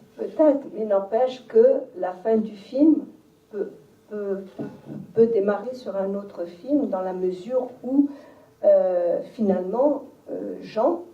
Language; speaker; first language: French; native; French